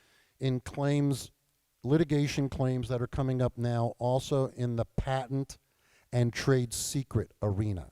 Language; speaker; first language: English; native; English